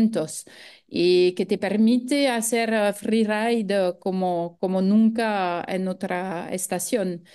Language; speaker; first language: Spanish; non-native, fluent; French